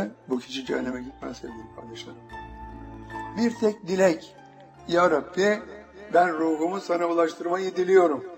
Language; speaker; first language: Turkish; native; Turkish